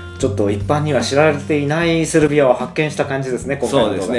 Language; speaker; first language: Japanese; native; Japanese